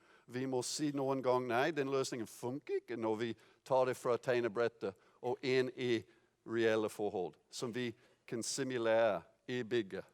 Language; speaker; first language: Norwegian; non-native, fluent; English